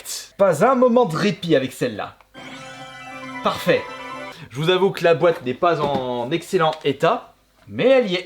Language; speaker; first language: French; native; French